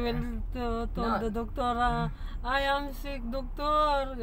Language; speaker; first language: English; non-native, learner; Filipino